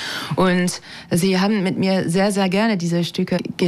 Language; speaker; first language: German; non-native, fluent; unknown